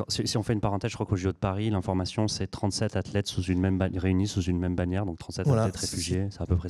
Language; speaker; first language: French; native; French